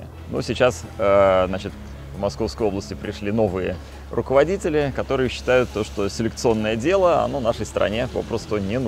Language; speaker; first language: Russian; native; Russian